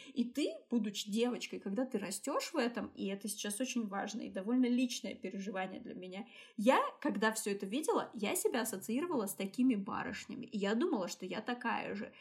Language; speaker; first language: Russian; native; Russian